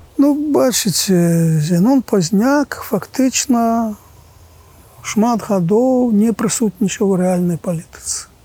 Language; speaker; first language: Belarusian; native; Belarusian